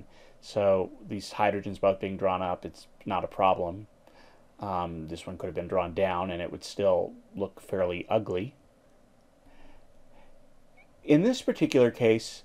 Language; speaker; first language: English; native; English